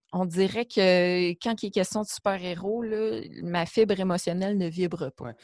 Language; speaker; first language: French; native; French